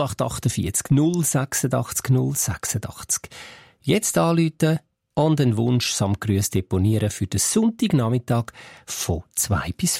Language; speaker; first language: German; native; German